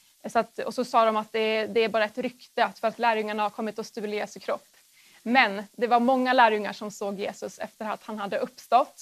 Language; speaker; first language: Swedish; native; Swedish